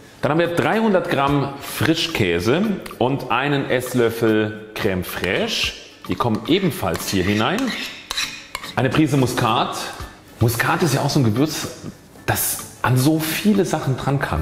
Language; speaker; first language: German; native; German